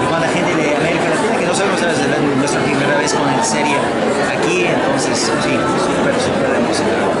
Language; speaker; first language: Spanish; non-native, fluent; Hebrew